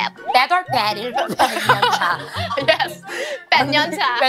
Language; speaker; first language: Korean; non-native, fluent; Thai